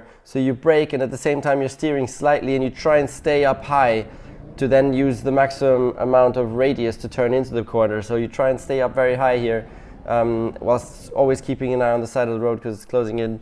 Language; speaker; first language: English; non-native, fluent; German